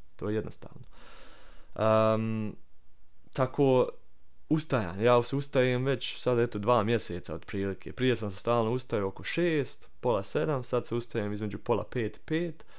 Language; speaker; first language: Serbian; early bilingual, heritage; Croatian